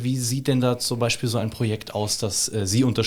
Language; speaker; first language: German; native; German